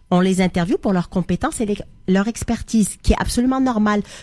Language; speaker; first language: French; non-native, local second language; Arabic